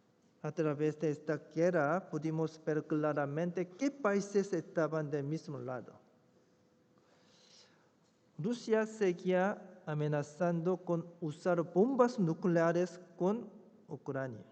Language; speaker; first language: Spanish; non-native, fluent; Korean